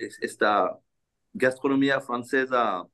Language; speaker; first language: Spanish; non-native, fluent; French